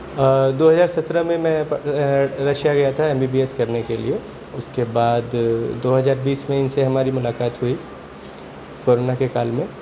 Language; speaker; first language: Hindi; native; Hindi